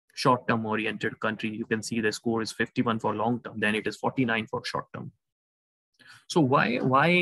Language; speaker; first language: English; non-native, local second language; Hindi